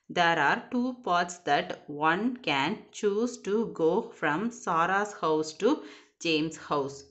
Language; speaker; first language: English; non-native, local second language; Tamil